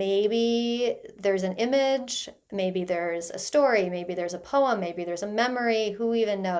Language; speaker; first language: English; native; English